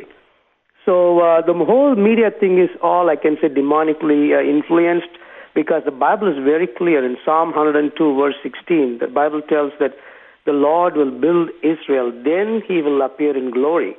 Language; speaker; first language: English; non-native, local second language; Tamil